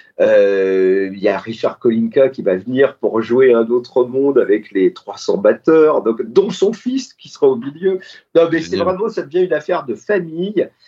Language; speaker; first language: French; native; French